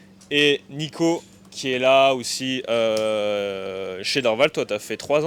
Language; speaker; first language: French; native; French